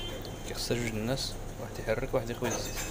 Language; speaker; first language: Arabic; native; Arabic